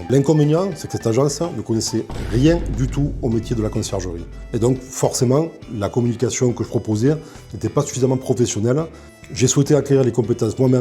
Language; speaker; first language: French; native; French